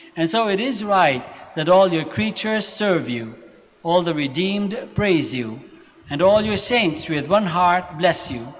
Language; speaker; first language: English; non-native, local second language; Filipino